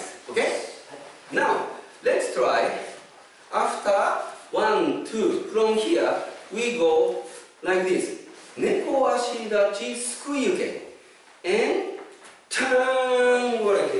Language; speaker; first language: English; non-native, fluent; Japanese